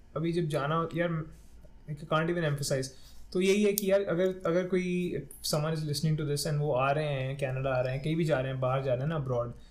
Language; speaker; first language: Hindi; non-native, local second language; Punjabi